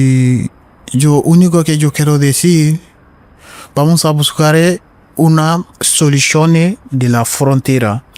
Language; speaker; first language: Spanish; non-native, learner; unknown